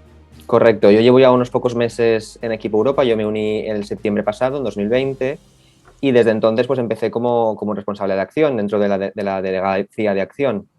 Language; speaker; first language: Spanish; native; Spanish